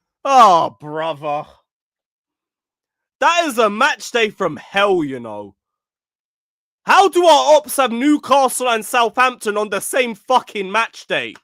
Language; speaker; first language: English; native; English